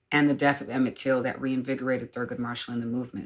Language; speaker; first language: English; native; English